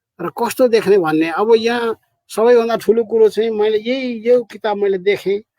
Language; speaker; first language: Nepali; native; Nepali